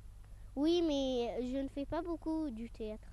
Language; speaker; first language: French; non-native, fluent; Arabic